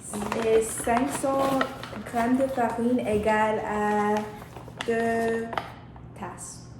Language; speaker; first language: French; non-native, learner; English